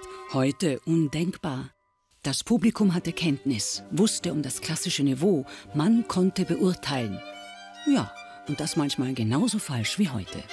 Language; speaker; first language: German; native; German